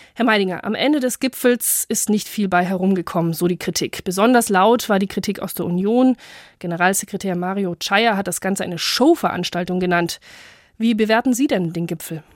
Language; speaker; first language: German; native; German